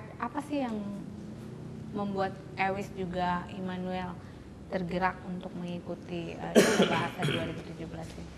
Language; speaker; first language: Indonesian; native; Indonesian